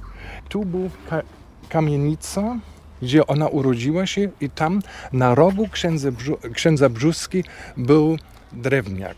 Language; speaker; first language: Polish; non-native, fluent; German